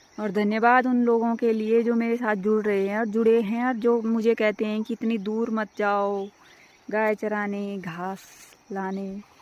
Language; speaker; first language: Hindi; non-native, local second language; Garhwali